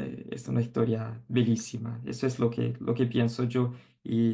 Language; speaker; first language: Spanish; non-native, fluent; Portuguese